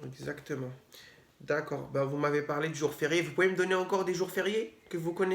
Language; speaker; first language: French; native; French